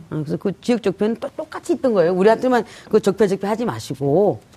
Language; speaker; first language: Korean; native; Korean